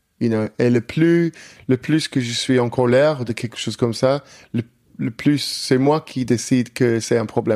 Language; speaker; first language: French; non-native, learner; English